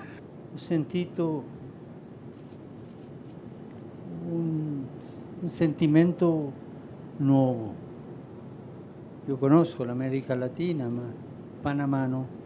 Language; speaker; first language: Italian; non-native, fluent; Spanish